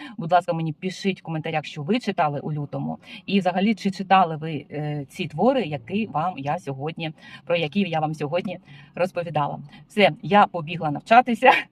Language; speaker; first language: Ukrainian; non-native, local second language; Russian